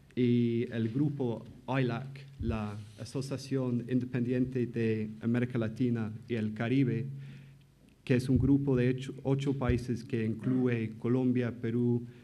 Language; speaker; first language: Spanish; non-native, fluent; English